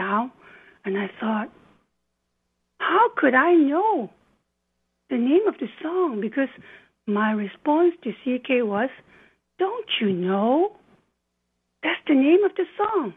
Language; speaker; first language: English; non-native, local second language; Cantonese